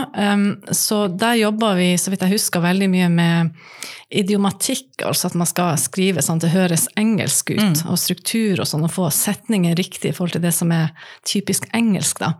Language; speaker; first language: Norwegian; native; Norwegian